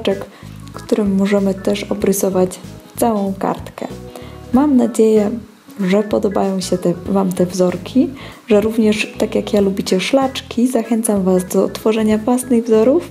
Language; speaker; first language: Polish; native; Polish